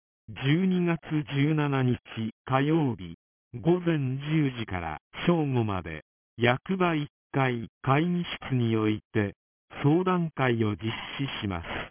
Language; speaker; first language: Japanese; native; Japanese